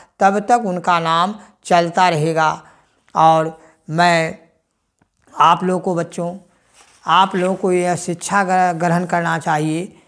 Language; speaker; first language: Hindi; native; Hindi